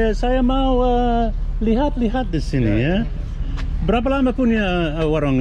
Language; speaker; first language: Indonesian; non-native, learner; English